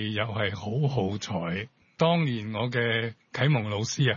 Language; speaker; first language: Cantonese; native; Cantonese